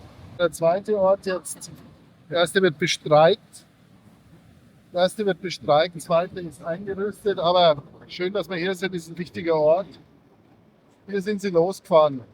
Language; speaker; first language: German; native; German